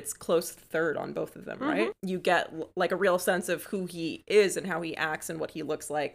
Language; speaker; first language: English; native; English